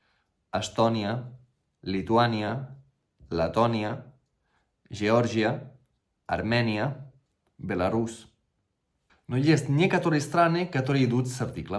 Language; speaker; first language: Russian; non-native, fluent; Catalan